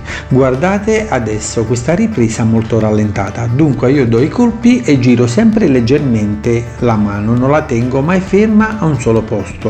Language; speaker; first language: Italian; native; Italian